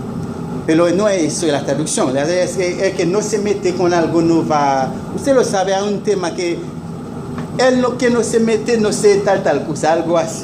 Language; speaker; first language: Spanish; non-native, fluent; Haitian Creole